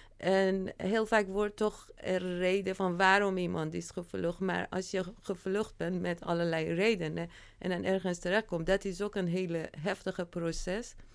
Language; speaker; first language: Dutch; non-native, fluent; Persian